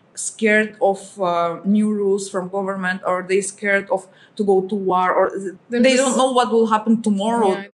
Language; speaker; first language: English; non-native, fluent; Russian